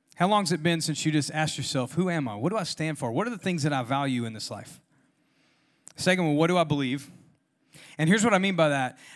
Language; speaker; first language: English; native; English